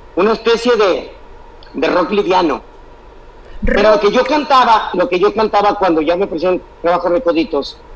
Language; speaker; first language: Spanish; native; Spanish